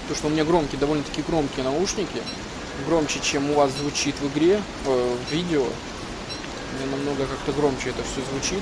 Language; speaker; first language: Russian; native; Russian